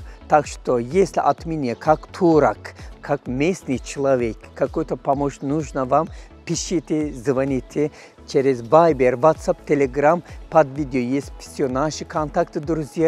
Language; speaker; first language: Russian; non-native, fluent; Turkish